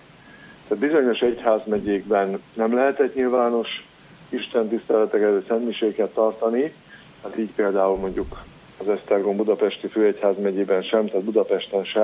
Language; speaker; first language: Hungarian; native; Hungarian